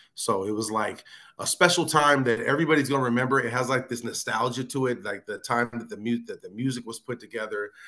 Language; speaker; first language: English; native; English